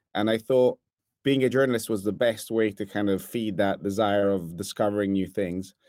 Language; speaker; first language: English; non-native, fluent; Italian